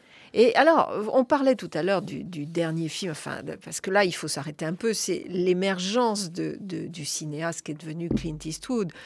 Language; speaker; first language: French; native; French